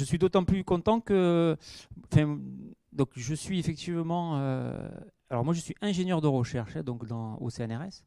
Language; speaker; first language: French; native; French